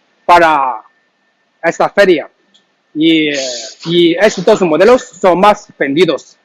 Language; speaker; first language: Spanish; non-native, learner; Chinese